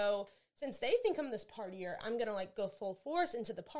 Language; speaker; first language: English; native; English